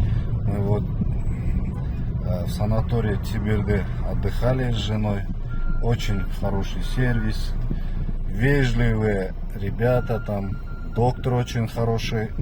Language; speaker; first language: Russian; non-native, local second language; Kazakh